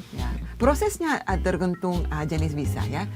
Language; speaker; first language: Indonesian; non-native, learner; English